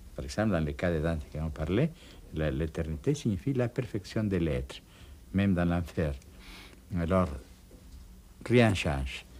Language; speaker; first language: French; non-native, fluent; Spanish